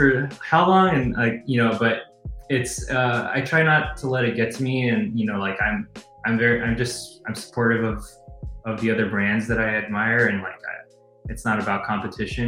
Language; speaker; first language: English; native; English